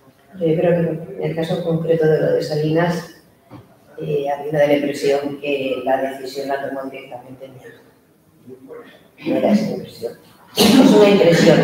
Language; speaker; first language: Spanish; native; Spanish